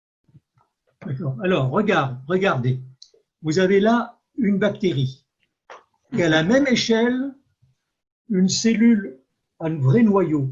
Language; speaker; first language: French; native; French